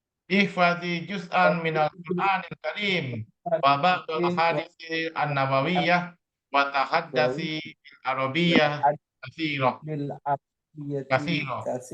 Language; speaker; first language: Arabic; non-native, learner; Indonesian